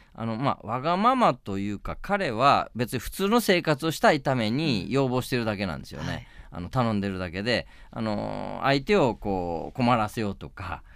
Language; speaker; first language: Japanese; native; Japanese